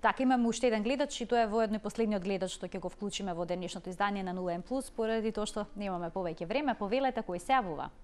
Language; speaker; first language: Macedonian; native; Macedonian